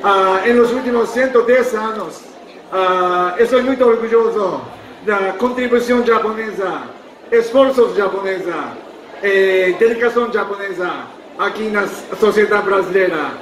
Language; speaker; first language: Portuguese; non-native, fluent; Japanese